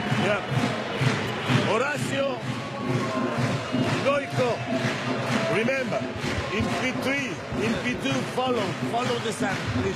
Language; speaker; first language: English; non-native, learner; Italian